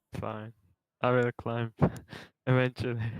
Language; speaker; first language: English; non-native, learner; Slovenian